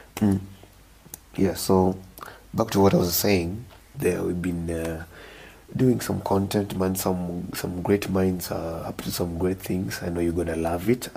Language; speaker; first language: English; non-native, local second language; Luo (Kenya and Tanzania)